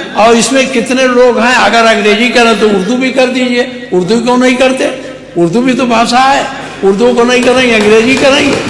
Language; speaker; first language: Hindi; native; Hindi